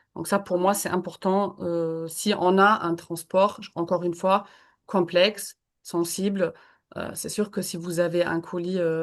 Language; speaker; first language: French; non-native, fluent; German